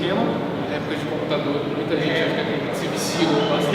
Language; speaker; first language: Portuguese; native; Portuguese